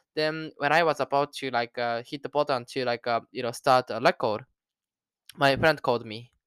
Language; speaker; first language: English; non-native, learner; Japanese